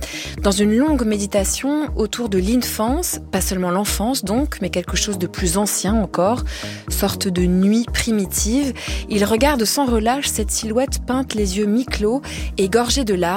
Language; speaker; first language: French; native; French